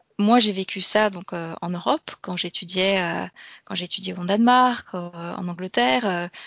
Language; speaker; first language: French; native; French